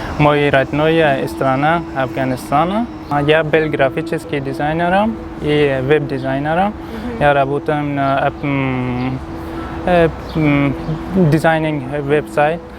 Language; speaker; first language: Russian; non-native, learner; Persian